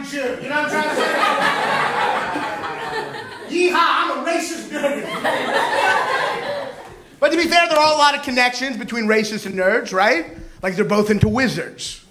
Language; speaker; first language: English; native; English